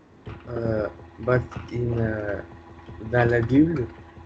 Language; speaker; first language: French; non-native, learner; Russian